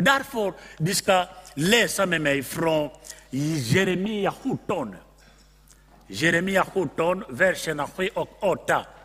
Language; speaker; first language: Swedish; non-native, fluent; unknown